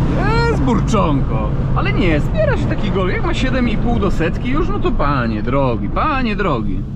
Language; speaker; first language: Polish; native; Polish